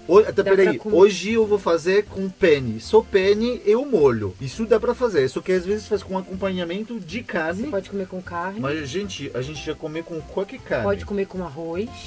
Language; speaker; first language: Portuguese; non-native, fluent; French